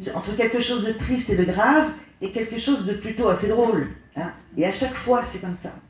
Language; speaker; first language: French; native; French